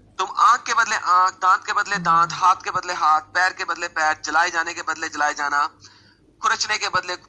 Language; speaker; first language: Urdu; native; Urdu